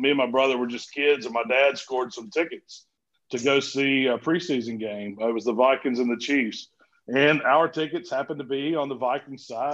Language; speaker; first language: English; native; English